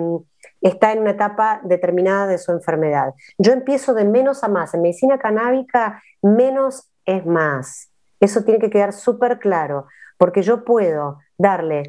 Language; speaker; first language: Spanish; native; Spanish